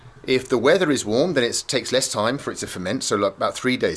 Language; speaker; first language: English; native; English